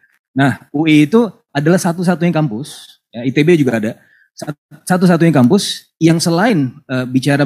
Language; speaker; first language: Indonesian; native; Indonesian